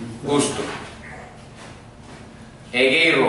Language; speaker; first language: Spanish; non-native, fluent; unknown